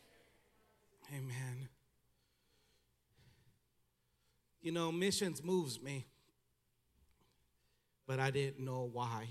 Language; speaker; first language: English; early bilingual, other home language; Spanish